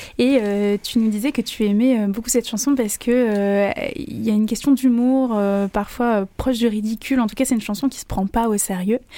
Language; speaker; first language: French; native; French